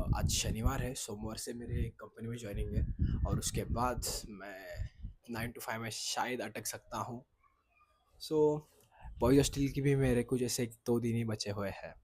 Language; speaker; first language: Hindi; non-native, local second language; Marathi